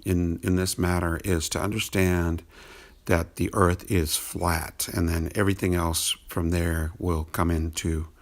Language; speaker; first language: English; native; English